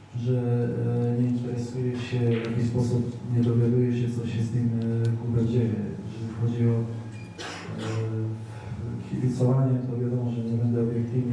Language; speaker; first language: Polish; non-native, fluent; Serbian